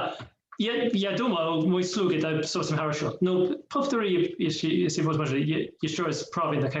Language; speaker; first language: Russian; non-native, learner; English